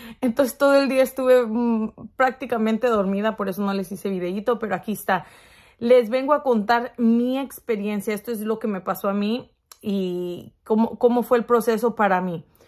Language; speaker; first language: Spanish; early bilingual, heritage; Spanish